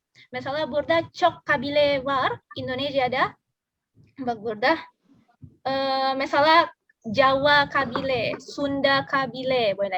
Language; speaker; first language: Turkish; non-native, learner; Indonesian